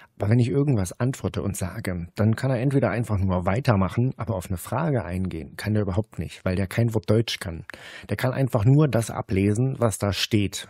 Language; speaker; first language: German; native; German